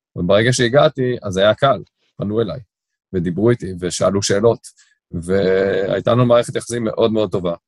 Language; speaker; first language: Hebrew; native; Hebrew